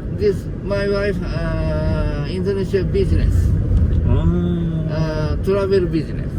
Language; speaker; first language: English; non-native, learner; Japanese